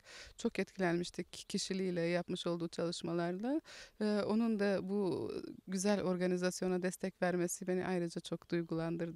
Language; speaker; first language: Turkish; native; Turkish